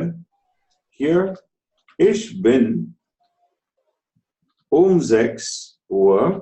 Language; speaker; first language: German; non-native, fluent; Telugu